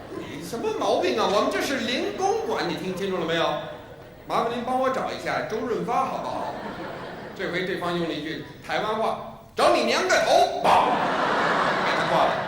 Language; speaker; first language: Chinese; non-native, fluent; English